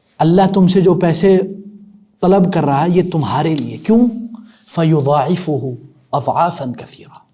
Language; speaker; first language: Urdu; non-native, local second language; Punjabi